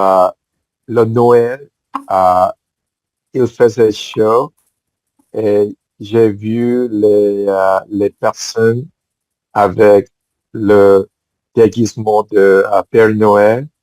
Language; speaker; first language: French; non-native, fluent; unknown